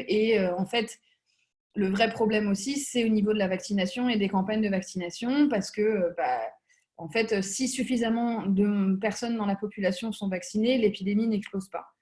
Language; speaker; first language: French; native; French